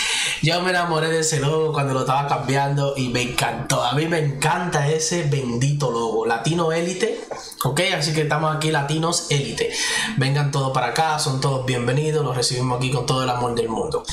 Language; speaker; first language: Spanish; native; Spanish